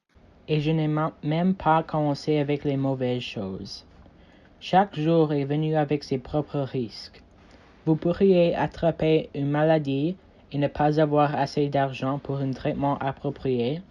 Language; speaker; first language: French; non-native, learner; English